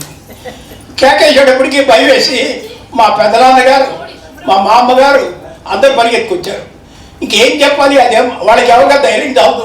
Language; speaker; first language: Telugu; native; Telugu